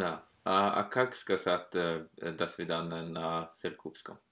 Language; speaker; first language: Russian; non-native, fluent; Norwegian